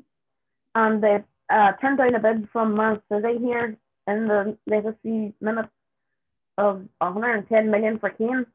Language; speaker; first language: English; native; English